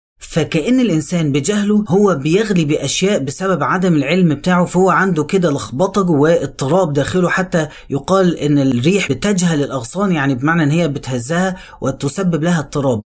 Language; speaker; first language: Arabic; native; Arabic